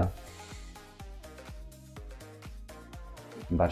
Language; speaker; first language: Italian; non-native, fluent; Serbian